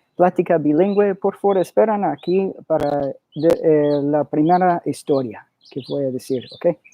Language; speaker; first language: Spanish; early bilingual, other home language; English